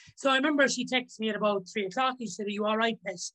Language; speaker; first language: English; native; English